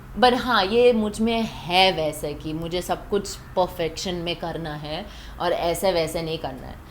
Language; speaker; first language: Hindi; non-native, fluent; Persian